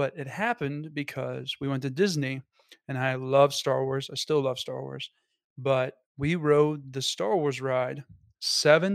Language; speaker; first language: English; native; English